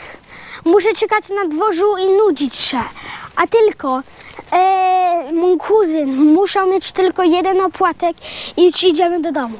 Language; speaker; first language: Polish; early bilingual, heritage; English